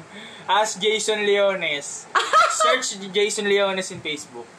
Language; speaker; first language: English; non-native, learner; Filipino